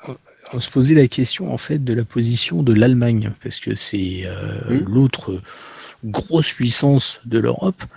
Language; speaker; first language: French; native; French